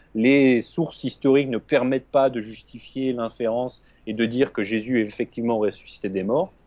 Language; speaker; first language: French; native; French